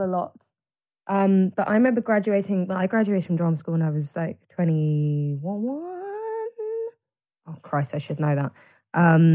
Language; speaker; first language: English; native; English